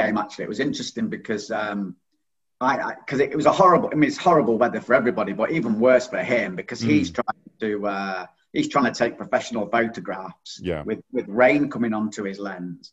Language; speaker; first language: English; native; English